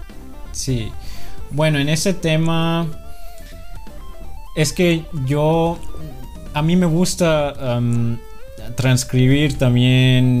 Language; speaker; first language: Spanish; non-native, fluent; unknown